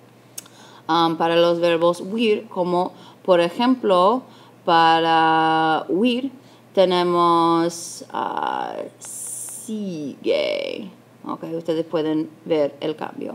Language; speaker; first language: Spanish; non-native, fluent; English